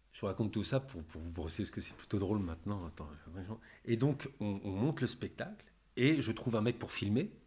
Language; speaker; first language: French; native; French